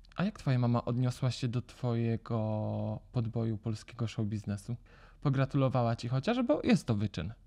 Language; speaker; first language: Polish; native; Polish